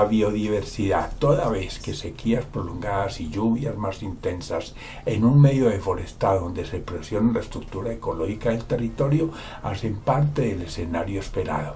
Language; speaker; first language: Spanish; native; Spanish